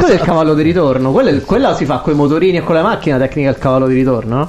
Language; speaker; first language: Italian; native; Italian